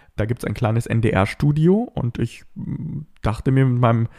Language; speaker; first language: German; native; German